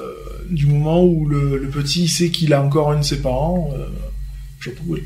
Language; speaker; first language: French; native; French